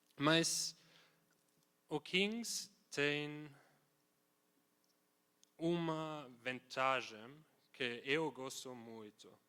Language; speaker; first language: Portuguese; non-native, fluent; German